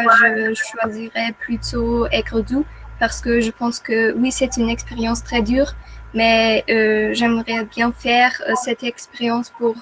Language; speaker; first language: French; non-native, fluent; German